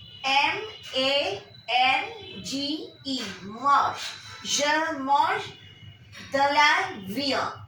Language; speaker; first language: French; non-native, fluent; Bangla